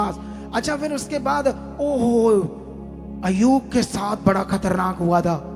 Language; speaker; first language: Hindi; native; Hindi